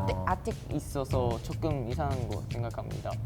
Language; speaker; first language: Korean; non-native, learner; Japanese